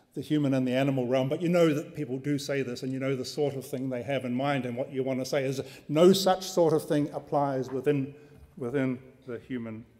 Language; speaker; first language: English; native; English